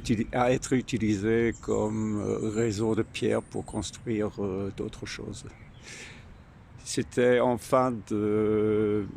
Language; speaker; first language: French; non-native, fluent; German